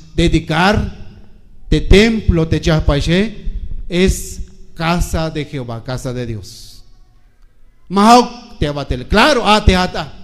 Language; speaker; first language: Spanish; non-native, local second language; Tzeltal